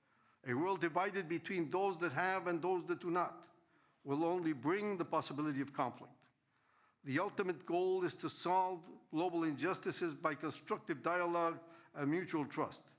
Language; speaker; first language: English; non-native, fluent; Spanish